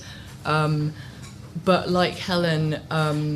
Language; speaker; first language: English; native; English